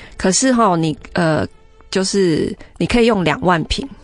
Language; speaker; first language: Chinese; native; Chinese